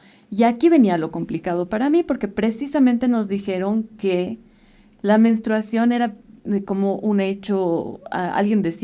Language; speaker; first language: Spanish; native; Spanish